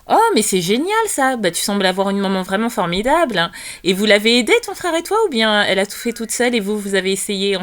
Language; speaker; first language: French; native; French